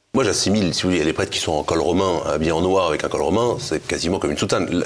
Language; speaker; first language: French; native; French